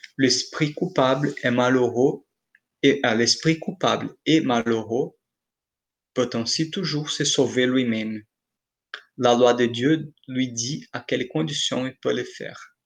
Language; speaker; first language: French; non-native, fluent; Portuguese